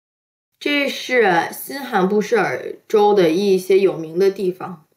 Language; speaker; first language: Chinese; early bilingual, heritage; Chinese